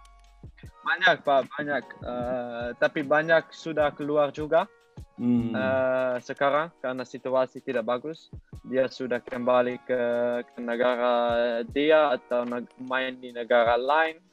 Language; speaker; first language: Indonesian; non-native, learner; Dutch